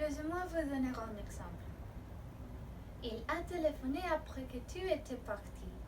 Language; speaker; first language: French; non-native, learner; Spanish